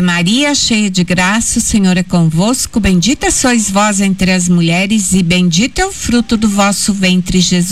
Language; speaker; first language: Portuguese; native; Portuguese